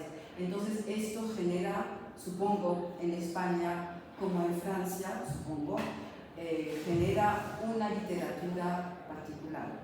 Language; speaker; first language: Spanish; non-native, fluent; French